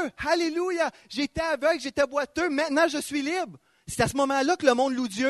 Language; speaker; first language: French; native; French